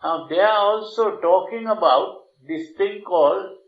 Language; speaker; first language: English; non-native, local second language; Sinhala